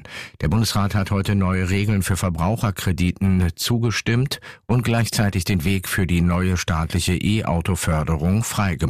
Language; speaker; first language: German; native; German